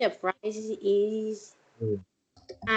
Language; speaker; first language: English; non-native, learner; Vietnamese